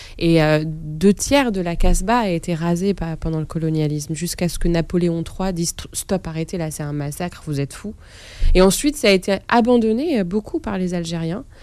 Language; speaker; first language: French; non-native, local second language; Arabic